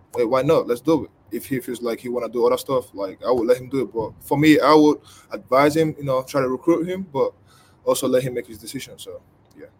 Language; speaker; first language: English; non-native, local second language; Igbo